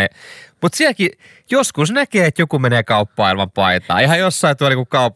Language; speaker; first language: Finnish; native; Finnish